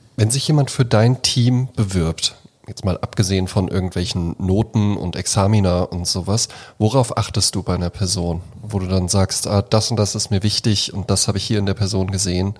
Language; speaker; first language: German; native; German